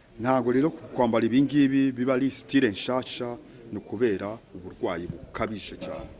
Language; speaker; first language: Kinyarwanda; early bilingual, heritage; Kinyarwanda